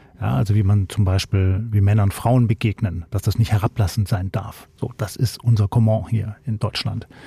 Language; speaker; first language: German; native; German